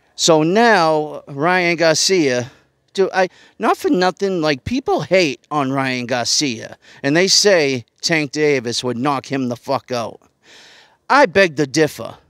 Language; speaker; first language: English; native; English